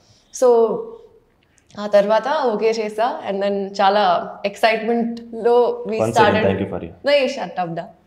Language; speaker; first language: Telugu; non-native, local second language; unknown